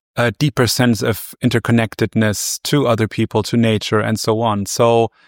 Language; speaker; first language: English; non-native, fluent; German